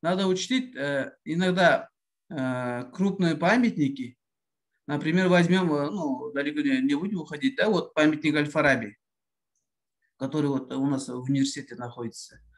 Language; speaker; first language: Russian; non-native, local second language; Kazakh